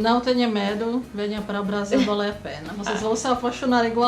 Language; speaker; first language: Portuguese; non-native, fluent; Czech